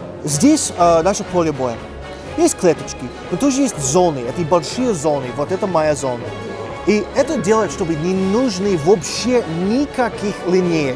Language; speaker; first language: Russian; non-native, fluent; English